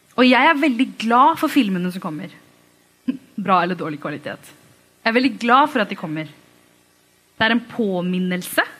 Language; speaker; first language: Norwegian; early bilingual, other home language; Tamil